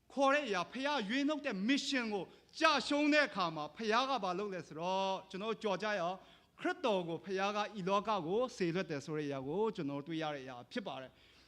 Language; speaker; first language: Burmese; non-native, local second language; Hakha Chin